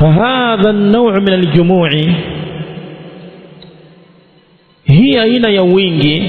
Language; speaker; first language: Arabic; non-native, fluent; Swahili